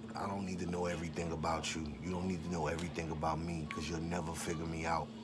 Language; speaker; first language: English; native; English